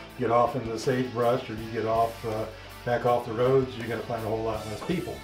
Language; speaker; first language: English; native; English